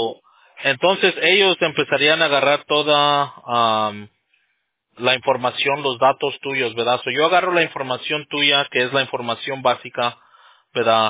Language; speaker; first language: Spanish; early bilingual, heritage; Spanish